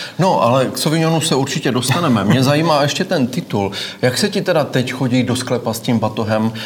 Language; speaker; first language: Czech; native; Czech